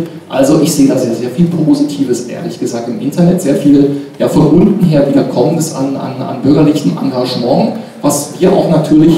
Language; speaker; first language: German; native; German